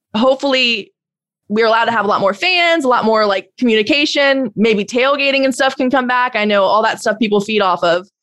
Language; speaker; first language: English; native; English